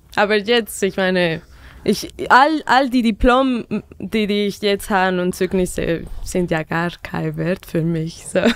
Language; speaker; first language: German; non-native, fluent; Spanish